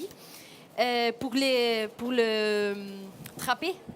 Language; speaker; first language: French; non-native, fluent; Spanish